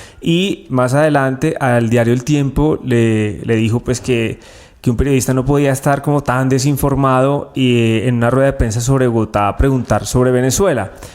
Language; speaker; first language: Spanish; native; Spanish